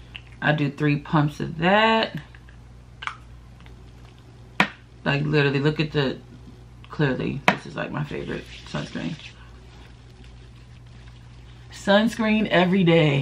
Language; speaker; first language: English; native; English